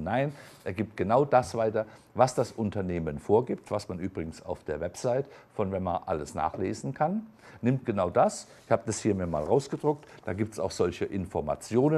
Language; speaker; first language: German; native; German